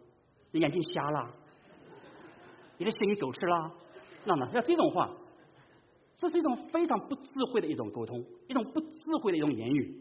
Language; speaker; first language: Chinese; native; Chinese